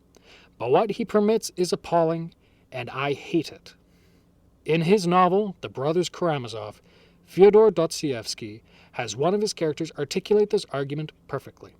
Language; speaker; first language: English; native; English